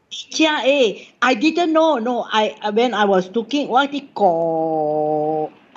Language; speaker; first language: English; non-native, local second language; Min Nan Chinese